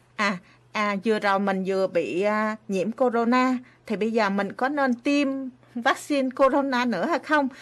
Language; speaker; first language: Vietnamese; native; Vietnamese